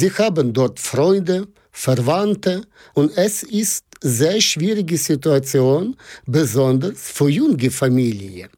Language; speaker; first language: German; non-native, learner; Ukrainian